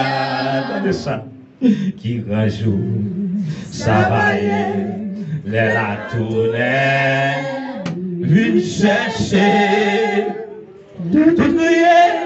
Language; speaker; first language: French; non-native, learner; Haitian Creole